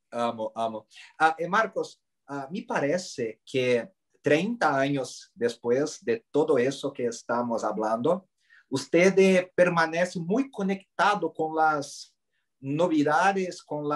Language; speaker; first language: Spanish; non-native, learner; Portuguese